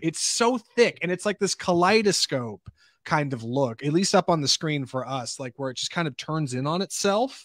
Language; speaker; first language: English; native; English